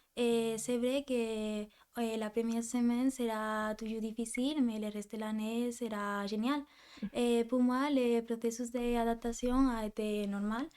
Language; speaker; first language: French; non-native, fluent; Spanish